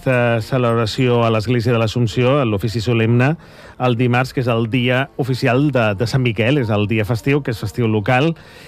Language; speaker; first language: Catalan; native; Catalan